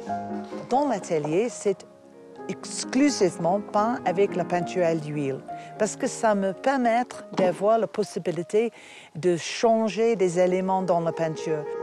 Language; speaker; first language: French; non-native, fluent; English